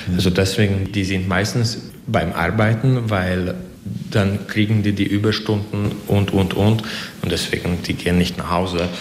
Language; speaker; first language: German; non-native, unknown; Hungarian